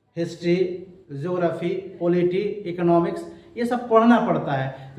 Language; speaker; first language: Hindi; native; Hindi